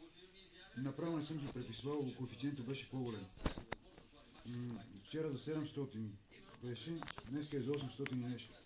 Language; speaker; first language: Bulgarian; native; Bulgarian